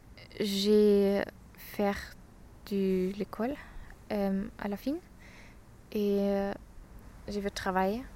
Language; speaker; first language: French; non-native, learner; German